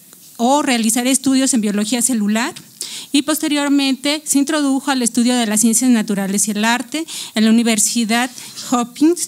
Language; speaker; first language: Spanish; native; Spanish